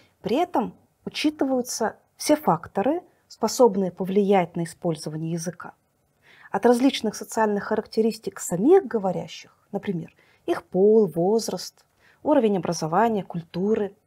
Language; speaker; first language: Russian; native; Russian